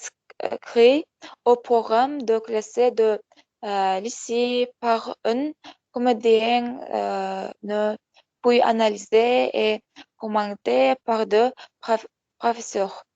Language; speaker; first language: French; non-native, learner; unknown